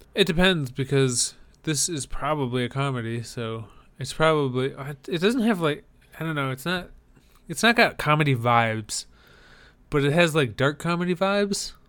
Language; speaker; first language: English; native; English